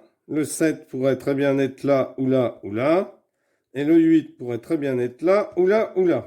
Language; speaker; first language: French; native; French